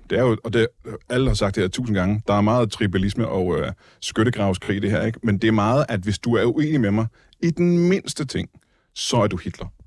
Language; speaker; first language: Danish; native; Danish